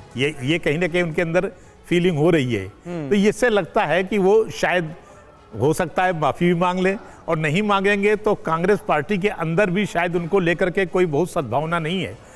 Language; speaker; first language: Hindi; native; Hindi